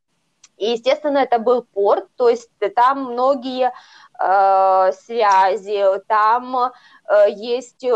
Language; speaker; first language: Russian; native; Russian